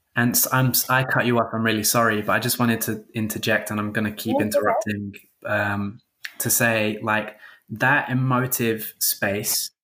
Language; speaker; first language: English; native; English